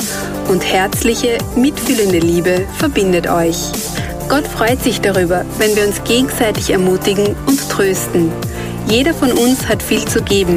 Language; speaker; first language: German; native; German